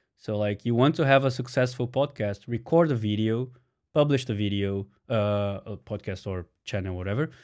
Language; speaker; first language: English; non-native, fluent; Portuguese